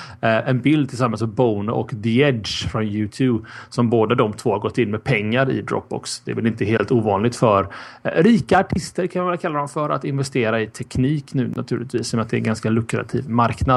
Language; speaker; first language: Swedish; native; Swedish